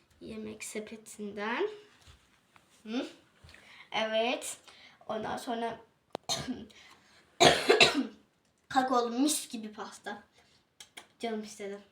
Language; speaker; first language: Turkish; native; Turkish